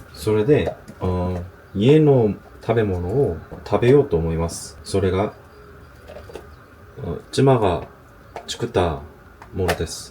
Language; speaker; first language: Japanese; non-native, learner; Korean